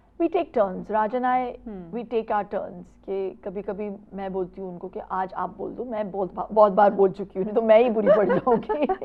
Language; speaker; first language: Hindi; non-native, local second language; Tulu